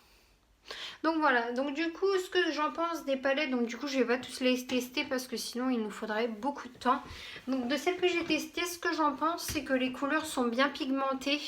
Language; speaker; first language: French; native; French